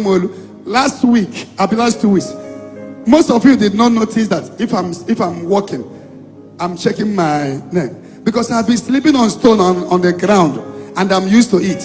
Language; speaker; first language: English; non-native, local second language; Igbo